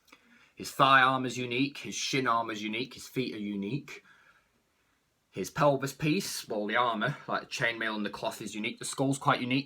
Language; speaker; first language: English; native; English